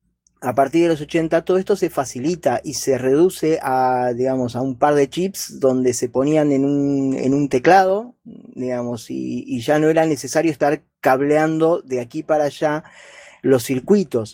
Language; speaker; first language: Spanish; native; Spanish